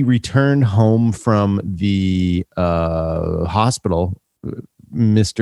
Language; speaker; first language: English; native; English